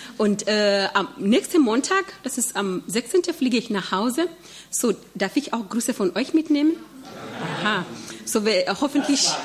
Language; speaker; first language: German; non-native, fluent; Swahili